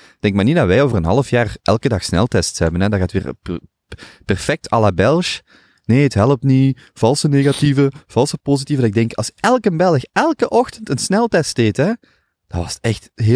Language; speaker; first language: Dutch; native; Dutch